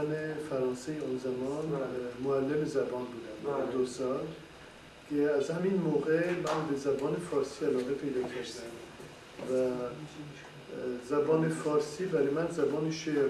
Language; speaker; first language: Persian; non-native, fluent; French